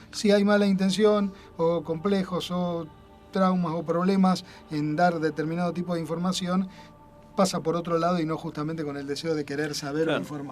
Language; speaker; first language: Spanish; native; Spanish